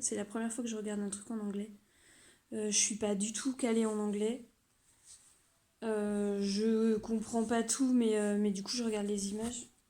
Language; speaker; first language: French; native; French